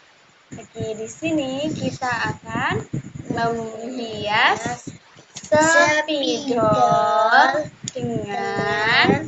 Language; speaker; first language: Indonesian; native; Indonesian